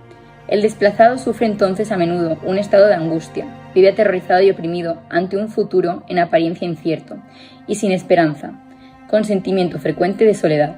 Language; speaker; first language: Spanish; native; Spanish